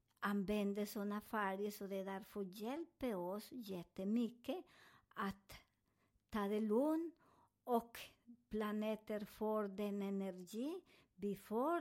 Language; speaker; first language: Swedish; non-native, learner; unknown